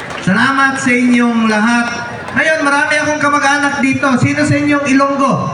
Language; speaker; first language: Filipino; non-native, local second language; Cebuano